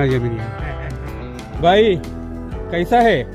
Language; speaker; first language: Hindi; non-native, local second language; Malayalam